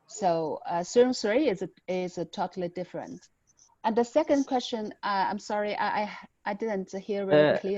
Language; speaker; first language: English; non-native, learner; Chinese